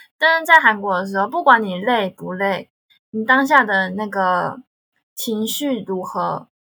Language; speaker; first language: Chinese; native; Chinese